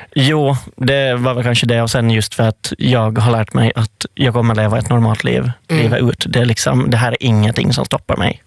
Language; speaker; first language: Swedish; native; Swedish